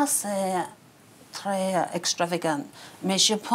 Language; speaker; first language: French; non-native, learner; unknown